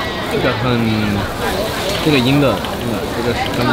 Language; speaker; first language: Chinese; non-native, learner; English